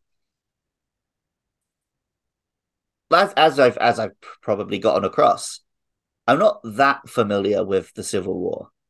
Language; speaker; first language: English; native; English